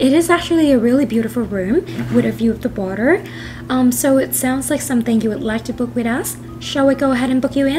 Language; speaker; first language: English; non-native, fluent; Vietnamese